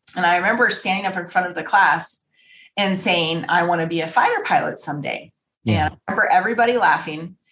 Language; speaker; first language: English; native; English